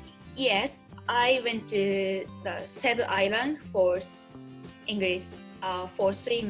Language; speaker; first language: English; non-native, learner; Japanese